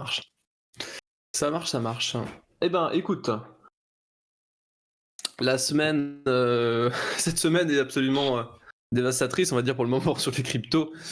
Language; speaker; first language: French; native; French